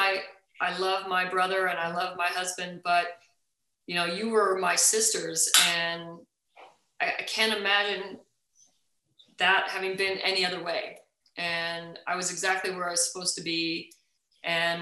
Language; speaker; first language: English; native; English